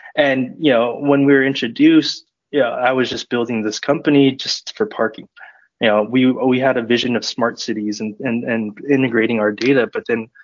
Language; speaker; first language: English; native; English